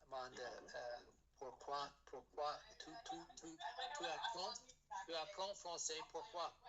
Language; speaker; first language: French; non-native, learner; English